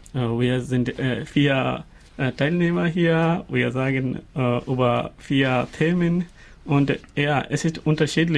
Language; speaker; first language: German; non-native, learner; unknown